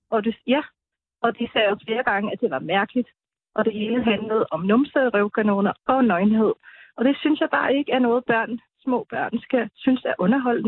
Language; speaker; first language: Danish; native; Danish